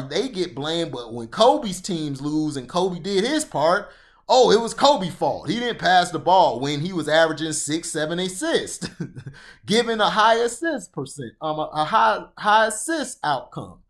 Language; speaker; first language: English; native; English